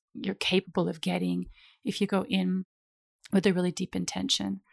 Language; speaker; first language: English; native; English